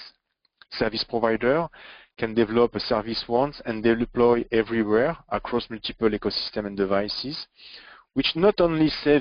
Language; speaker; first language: English; non-native, fluent; French